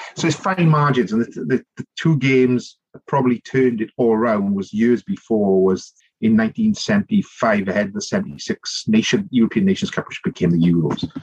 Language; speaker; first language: English; native; English